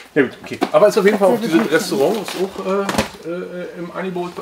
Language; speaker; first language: German; native; German